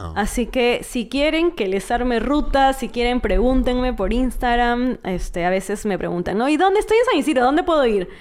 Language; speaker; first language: Spanish; native; Spanish